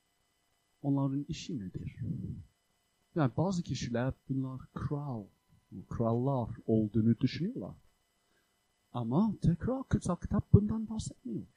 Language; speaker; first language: Turkish; non-native, fluent; English